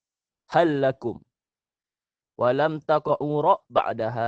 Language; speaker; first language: Arabic; non-native, learner; Malay